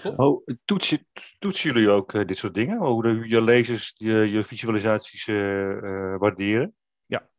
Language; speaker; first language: Dutch; native; Dutch